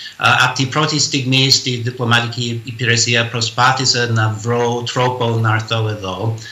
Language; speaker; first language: Greek; non-native, fluent; English